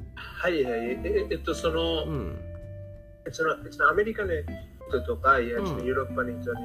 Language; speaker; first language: Japanese; non-native, fluent; Bangla